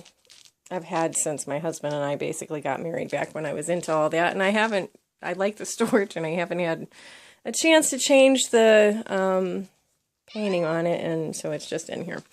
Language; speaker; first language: English; native; English